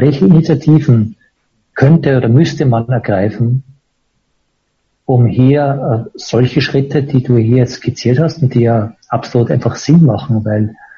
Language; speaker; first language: German; native; German